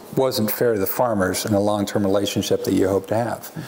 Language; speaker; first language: English; native; English